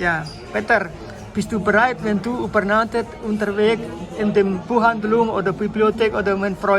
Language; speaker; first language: German; non-native, learner; Indonesian